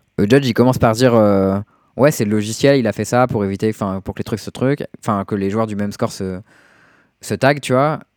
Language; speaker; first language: French; native; French